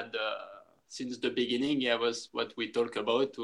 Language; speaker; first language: English; non-native, fluent; French